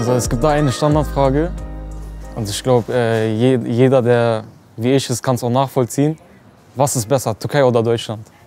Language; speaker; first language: German; early bilingual, other home language; Turkish